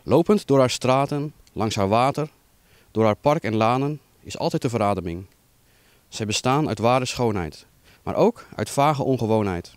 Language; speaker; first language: Dutch; native; Dutch